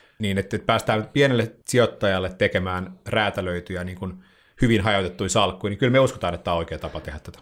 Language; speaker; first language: Finnish; native; Finnish